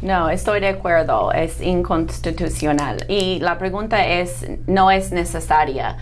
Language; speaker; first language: Spanish; non-native, fluent; English